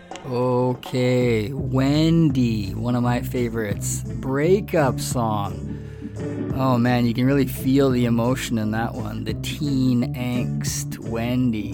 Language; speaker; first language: English; native; English